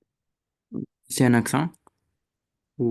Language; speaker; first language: French; non-native, learner; Romanian